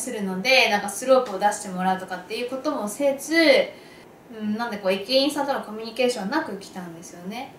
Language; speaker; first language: Japanese; native; Japanese